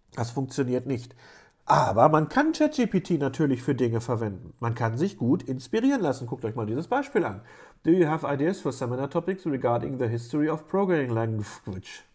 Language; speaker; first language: German; native; German